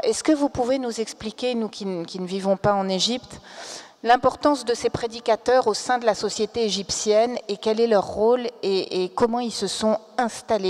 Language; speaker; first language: French; native; French